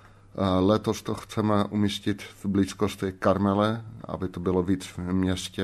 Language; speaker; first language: Czech; non-native, fluent; Dutch